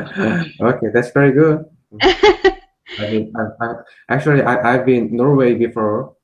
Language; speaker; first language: English; non-native, learner; Korean